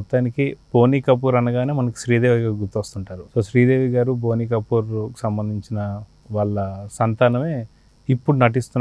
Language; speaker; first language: Telugu; native; Telugu